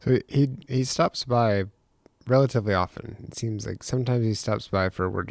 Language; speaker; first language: English; native; English